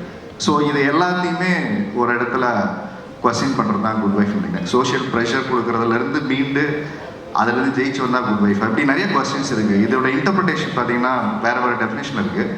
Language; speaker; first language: Tamil; native; Tamil